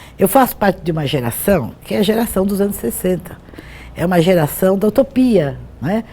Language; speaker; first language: Portuguese; native; Portuguese